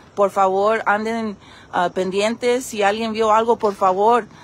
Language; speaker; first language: Spanish; early bilingual, heritage; Spanish